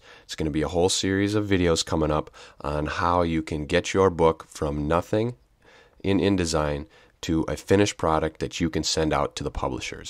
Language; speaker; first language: English; native; English